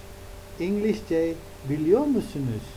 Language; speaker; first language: Turkish; non-native, learner; English